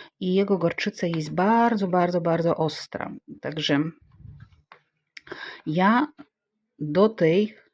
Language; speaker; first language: Polish; non-native, fluent; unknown